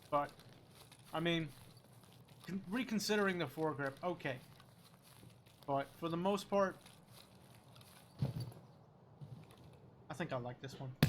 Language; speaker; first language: English; native; English